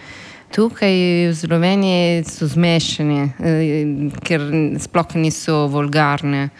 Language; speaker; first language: Slovenian; non-native, fluent; Italian